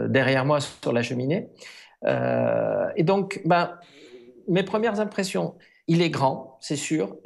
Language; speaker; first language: French; non-native, fluent; Spanish